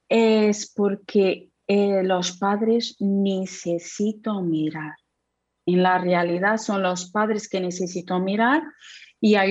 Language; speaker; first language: Spanish; non-native, fluent; Portuguese